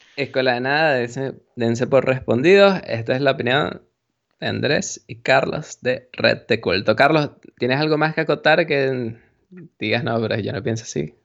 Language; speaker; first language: Spanish; native; Spanish